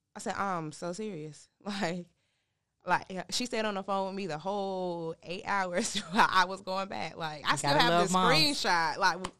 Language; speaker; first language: English; native; English